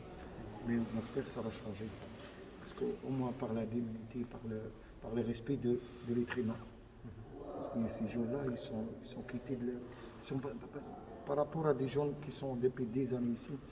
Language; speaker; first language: French; non-native, fluent; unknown